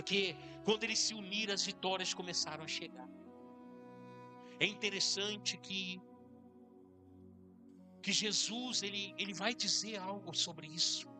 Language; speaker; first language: Portuguese; native; Portuguese